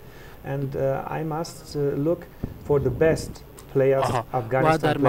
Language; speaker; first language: English; non-native, fluent; German